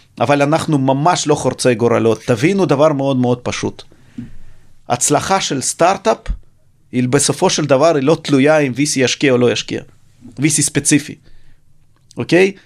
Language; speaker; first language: Hebrew; early bilingual, other home language; Russian